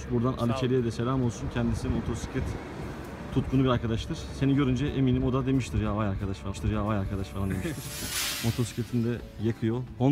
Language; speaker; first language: Turkish; native; Turkish